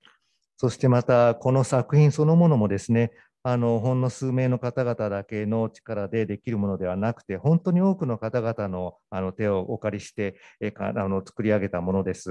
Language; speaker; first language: Japanese; native; Japanese